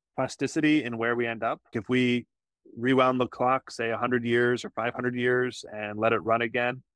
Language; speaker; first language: English; native; English